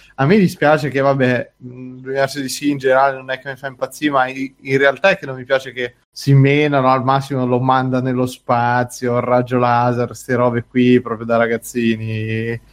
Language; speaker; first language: Italian; native; Italian